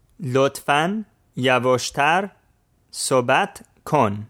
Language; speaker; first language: Persian; non-native, learner; English